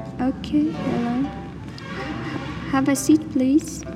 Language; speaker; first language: English; non-native, learner; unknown